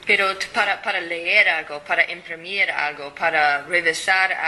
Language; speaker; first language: Spanish; non-native, fluent; English